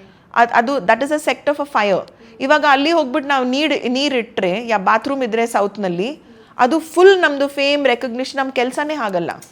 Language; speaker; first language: Kannada; non-native, fluent; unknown